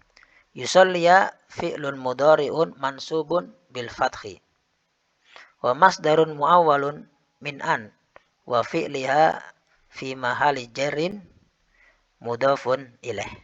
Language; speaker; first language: Arabic; non-native, fluent; Indonesian